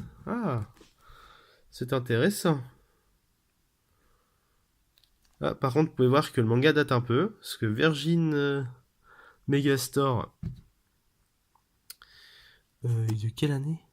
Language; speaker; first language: French; native; French